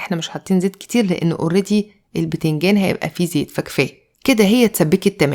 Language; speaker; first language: Arabic; native; Arabic